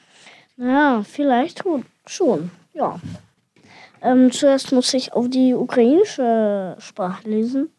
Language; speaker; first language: German; non-native, learner; Ukrainian